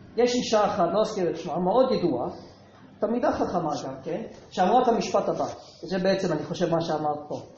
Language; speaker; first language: Hebrew; non-native, fluent; English